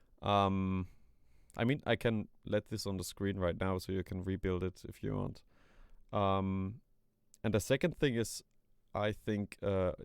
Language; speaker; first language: English; non-native, fluent; German